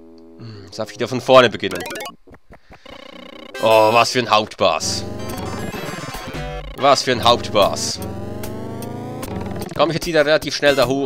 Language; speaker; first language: German; native; German